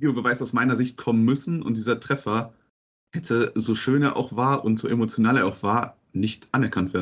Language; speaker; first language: German; native; German